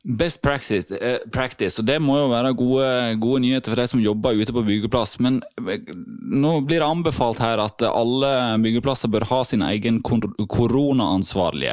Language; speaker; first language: Norwegian; native; Norwegian